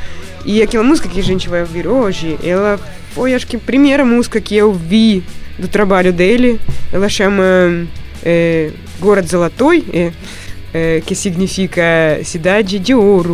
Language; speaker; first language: Portuguese; non-native, fluent; Russian